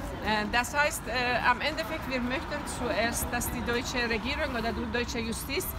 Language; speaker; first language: German; non-native, fluent; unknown